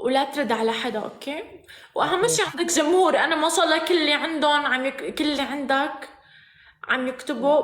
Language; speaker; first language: Arabic; native; Arabic